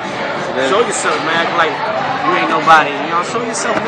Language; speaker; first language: English; native; English